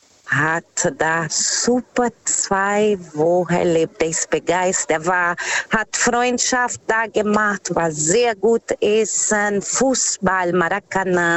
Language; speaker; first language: German; non-native, fluent; Portuguese